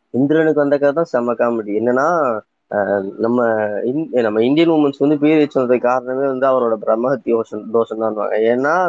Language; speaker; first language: Tamil; native; Tamil